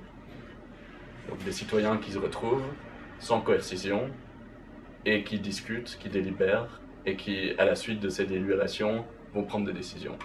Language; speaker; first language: French; native; French